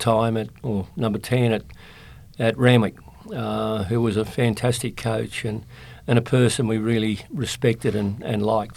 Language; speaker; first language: English; native; English